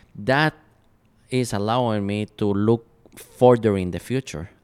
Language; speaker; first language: English; non-native, fluent; Spanish